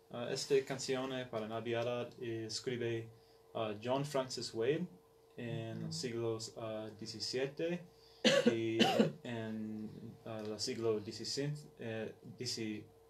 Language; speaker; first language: Spanish; non-native, learner; English